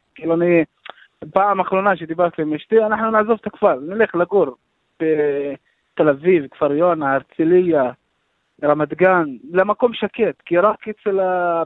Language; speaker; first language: Hebrew; non-native, local second language; Arabic